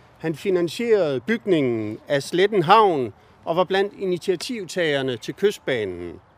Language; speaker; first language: Danish; native; Danish